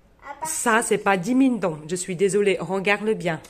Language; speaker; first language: French; non-native, fluent; Vietnamese